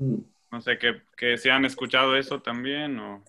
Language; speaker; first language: Spanish; non-native, fluent; English